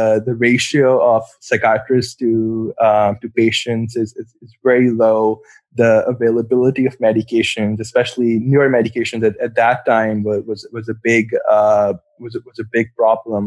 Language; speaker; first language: English; non-native, local second language; Urdu